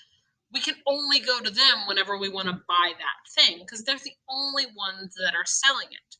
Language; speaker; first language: English; native; English